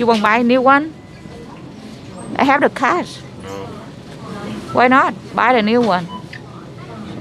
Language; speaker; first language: English; non-native, learner; Vietnamese